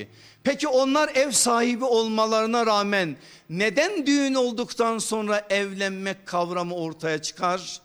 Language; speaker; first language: Turkish; native; Turkish